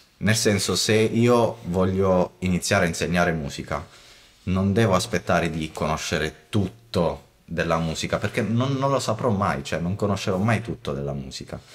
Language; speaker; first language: Italian; native; Italian